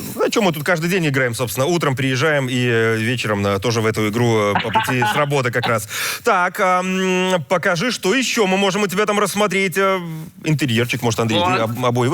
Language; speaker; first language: Russian; native; Russian